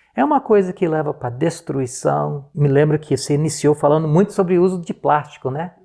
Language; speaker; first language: Portuguese; non-native, fluent; English